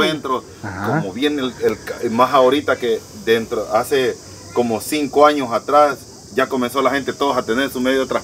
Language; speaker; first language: Spanish; native; Spanish